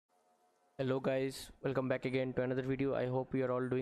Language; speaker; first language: English; non-native, local second language; Hindi